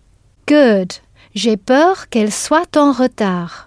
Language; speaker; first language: French; non-native, fluent; English